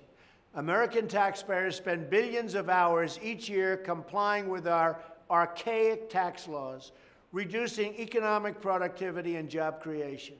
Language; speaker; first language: English; native; English